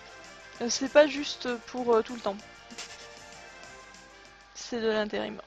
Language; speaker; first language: French; native; French